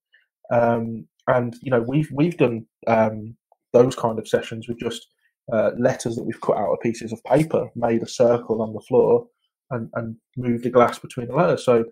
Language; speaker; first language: English; native; English